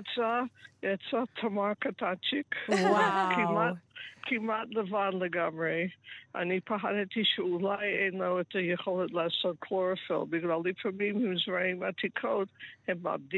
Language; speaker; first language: Hebrew; non-native, fluent; English